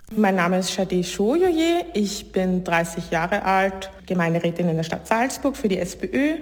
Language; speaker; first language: German; native; German